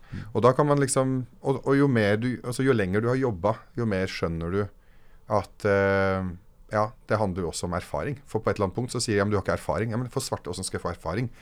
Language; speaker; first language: Norwegian; early bilingual, other home language; Arabic